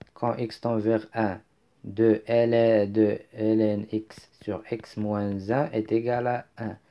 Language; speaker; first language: French; non-native, local second language; Arabic